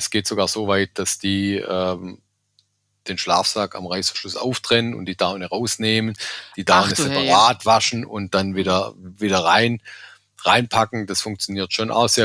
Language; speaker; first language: German; native; German